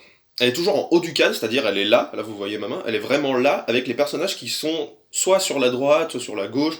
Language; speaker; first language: French; native; French